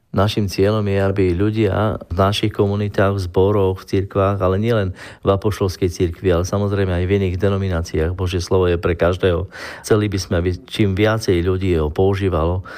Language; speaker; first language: Slovak; non-native, local second language; Romany